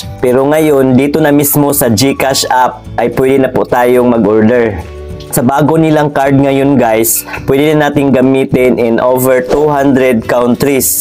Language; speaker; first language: Filipino; native; Filipino